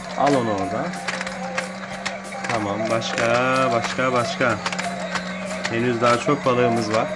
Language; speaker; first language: Turkish; native; Turkish